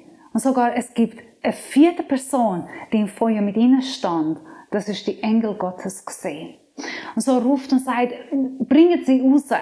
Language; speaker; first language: German; non-native, fluent; Persian